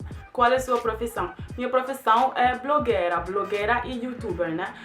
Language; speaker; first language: Portuguese; non-native, fluent; German